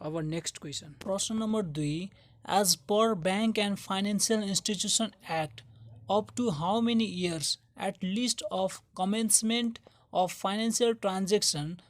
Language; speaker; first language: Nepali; native; Nepali